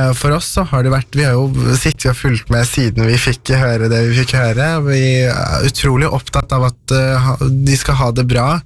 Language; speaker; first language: Norwegian; early bilingual, other home language; Persian